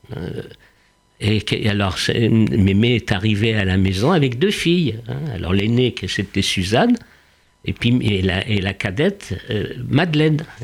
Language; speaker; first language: French; early bilingual, other home language; Yiddish